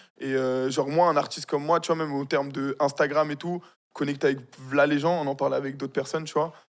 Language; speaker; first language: French; early bilingual, other home language; Arabic